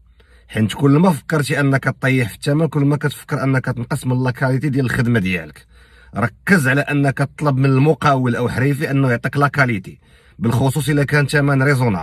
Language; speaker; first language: Arabic; native; Arabic